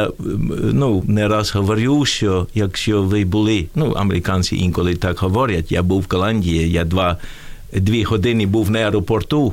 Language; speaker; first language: Ukrainian; non-native, fluent; Dutch